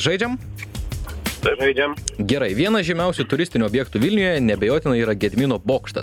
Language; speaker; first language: Lithuanian; native; Lithuanian